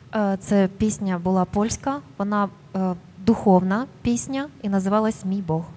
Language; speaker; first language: Ukrainian; native; Ukrainian